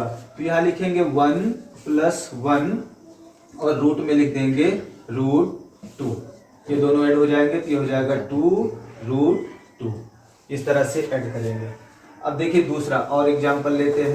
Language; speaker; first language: Hindi; native; Hindi